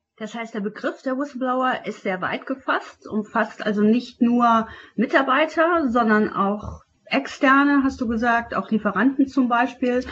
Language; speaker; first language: German; native; German